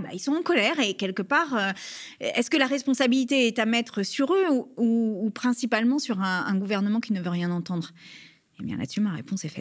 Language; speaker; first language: French; native; French